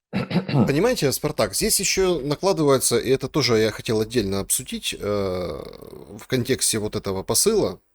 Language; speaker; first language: Russian; native; Russian